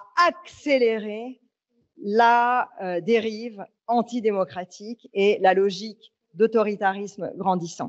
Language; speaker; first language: French; native; French